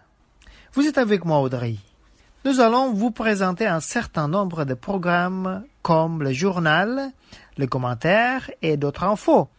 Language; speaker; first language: French; non-native, fluent; Indonesian